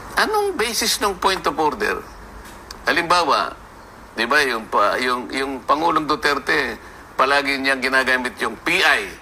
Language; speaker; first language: Filipino; non-native, local second language; Pampanga